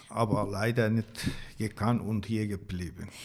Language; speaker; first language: German; non-native, learner; Turkish